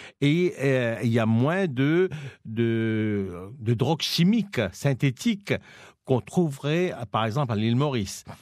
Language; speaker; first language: French; non-native, local second language; Morisyen